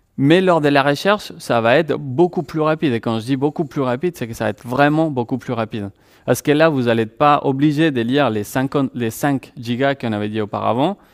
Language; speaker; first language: French; non-native, fluent; Spanish